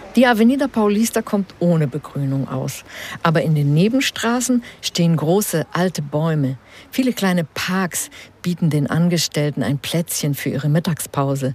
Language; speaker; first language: German; early bilingual, heritage; German